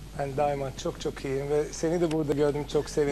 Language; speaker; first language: Turkish; non-native, fluent; English